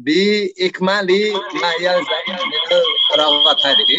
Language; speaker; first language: Arabic; non-native, fluent; Indonesian